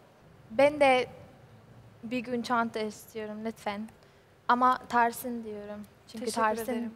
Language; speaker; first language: Turkish; non-native, learner; English